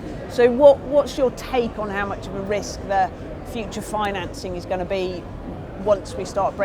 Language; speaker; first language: English; native; English